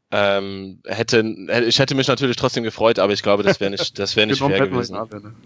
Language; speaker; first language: German; non-native, local second language; Luxembourgish